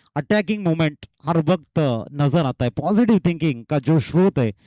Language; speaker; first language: Hindi; non-native, local second language; Marathi